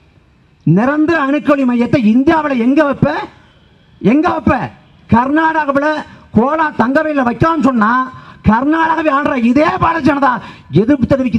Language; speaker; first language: Tamil; native; Tamil